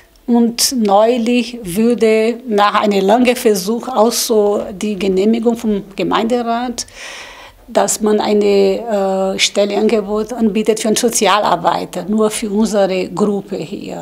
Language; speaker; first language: German; non-native, learner; Portuguese